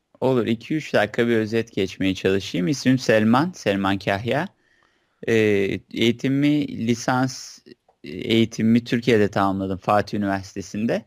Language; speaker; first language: Turkish; native; Turkish